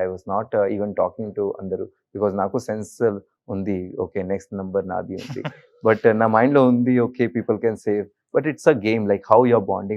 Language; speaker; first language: Telugu; non-native, learner; Hindi